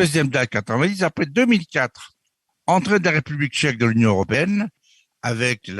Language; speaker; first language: French; native; French